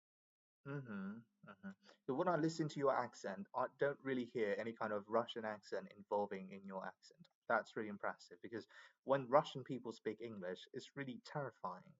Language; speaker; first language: English; non-native, fluent; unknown